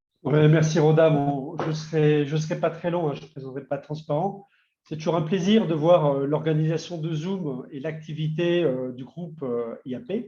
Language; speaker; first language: French; native; French